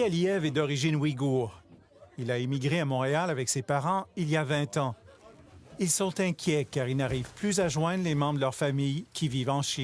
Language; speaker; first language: French; native; French